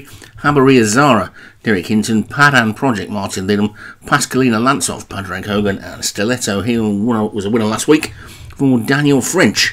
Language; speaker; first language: English; native; English